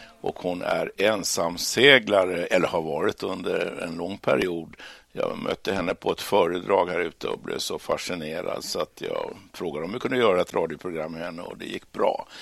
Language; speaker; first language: Swedish; native; Swedish